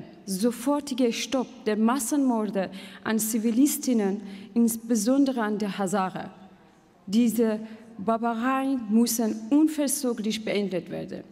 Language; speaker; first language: German; non-native, fluent; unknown